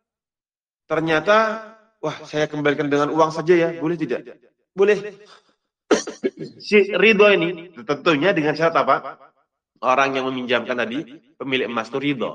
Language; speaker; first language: Indonesian; native; Indonesian